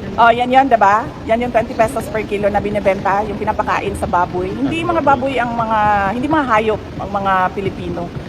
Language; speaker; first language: Filipino; non-native, local second language; Cebuano